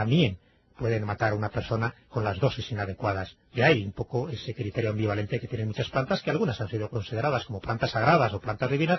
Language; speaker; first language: Spanish; native; Spanish